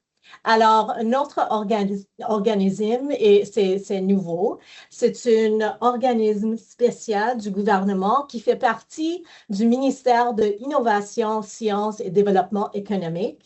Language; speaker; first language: French; non-native, fluent; English